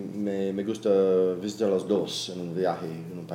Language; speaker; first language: Spanish; non-native, learner; English